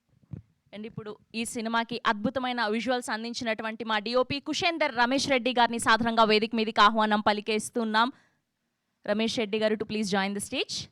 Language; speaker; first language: Telugu; native; Telugu